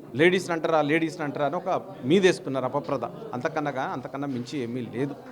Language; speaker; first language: Telugu; native; Telugu